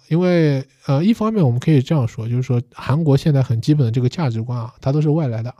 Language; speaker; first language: Chinese; non-native, fluent; Korean